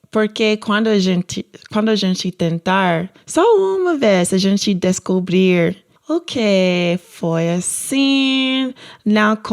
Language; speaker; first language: Portuguese; non-native, learner; English